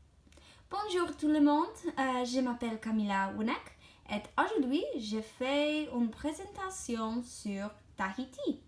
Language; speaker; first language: French; non-native, learner; English